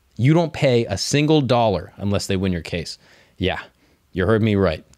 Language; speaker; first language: English; native; English